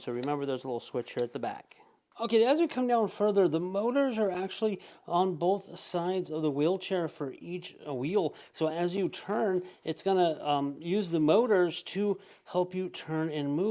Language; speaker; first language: English; native; English